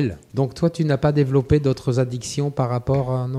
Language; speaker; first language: French; native; French